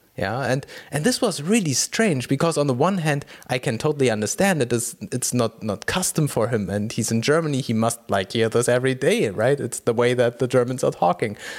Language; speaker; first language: English; non-native, fluent; German